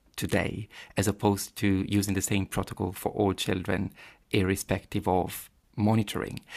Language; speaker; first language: English; non-native, fluent; Italian